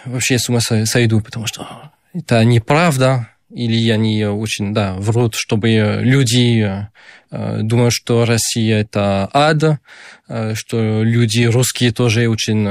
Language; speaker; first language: Russian; non-native, fluent; French